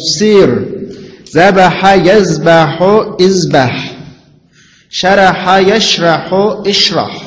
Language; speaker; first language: Arabic; non-native, fluent; Uzbek